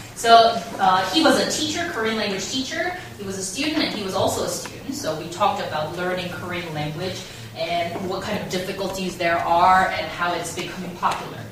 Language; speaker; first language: English; non-native, fluent; Korean